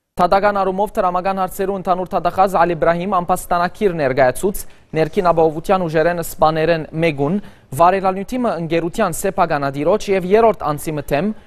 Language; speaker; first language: Armenian; early bilingual, heritage; Armenian